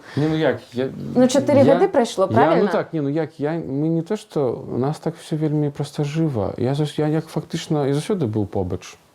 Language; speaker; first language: Belarusian; non-native, local second language; Russian